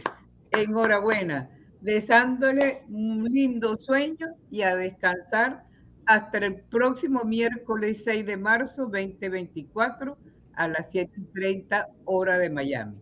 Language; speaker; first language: Spanish; native; Spanish